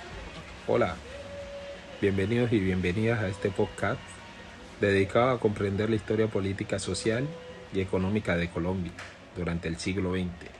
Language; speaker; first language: Spanish; native; Spanish